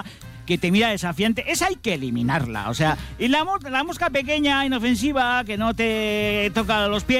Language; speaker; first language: Spanish; native; Spanish